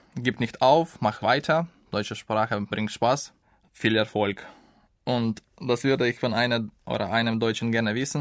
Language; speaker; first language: German; non-native, fluent; Russian